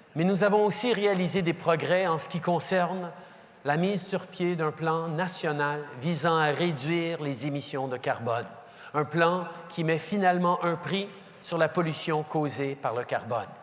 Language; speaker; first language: French; early bilingual, heritage; French